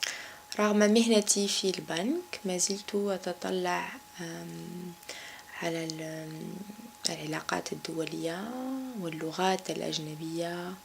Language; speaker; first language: Arabic; non-native, local second language; Kabyle